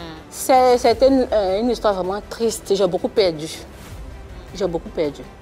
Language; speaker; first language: French; non-native, local second language; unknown